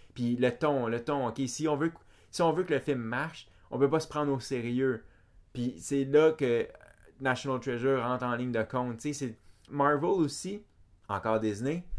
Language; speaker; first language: French; native; French